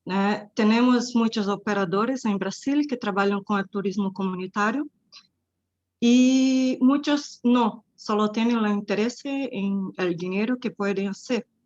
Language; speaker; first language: Spanish; non-native, fluent; Portuguese